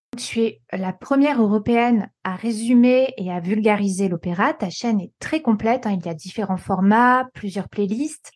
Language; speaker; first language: French; native; French